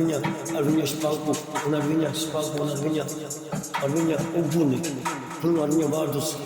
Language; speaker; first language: Latvian; non-native, local second language; Russian